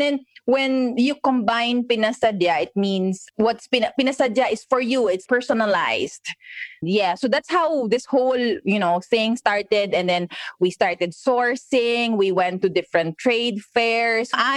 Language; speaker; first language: English; non-native, local second language; Filipino